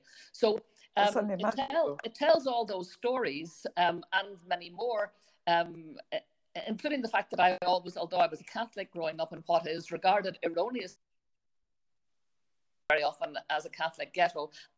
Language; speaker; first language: English; native; English